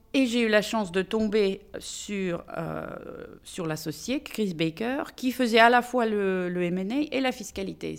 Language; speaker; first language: French; non-native, fluent; Russian